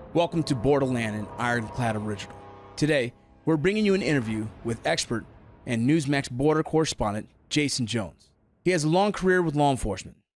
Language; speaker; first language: English; native; English